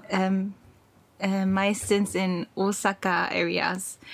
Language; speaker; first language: German; non-native, learner; Japanese